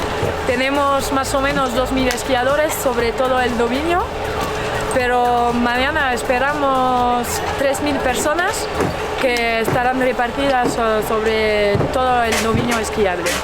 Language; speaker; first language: Spanish; non-native, fluent; French